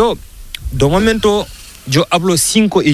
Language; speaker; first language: Spanish; non-native, learner; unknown